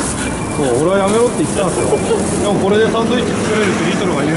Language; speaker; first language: Japanese; native; Japanese